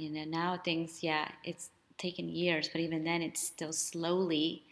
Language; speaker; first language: English; early bilingual, other home language; Spanish